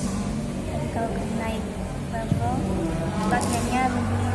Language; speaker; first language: Indonesian; early bilingual, heritage; Indonesian